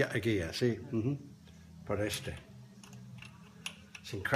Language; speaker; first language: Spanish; non-native, learner; English